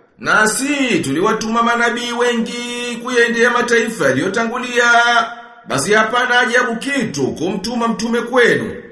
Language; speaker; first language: Swahili; native; Swahili